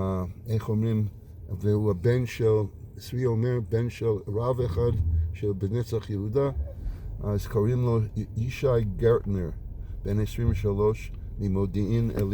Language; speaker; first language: Hebrew; non-native, fluent; English